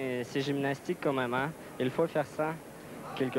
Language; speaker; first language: French; non-native, learner; Russian